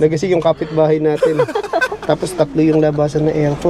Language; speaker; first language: Filipino; non-native, local second language; Hiligaynon